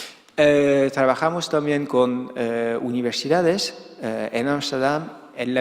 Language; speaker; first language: Spanish; non-native, fluent; Dutch